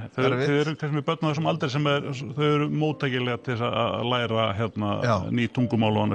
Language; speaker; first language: Icelandic; native; Icelandic